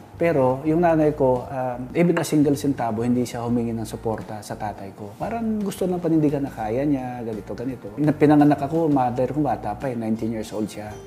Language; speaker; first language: Filipino; non-native, local second language; Hiligaynon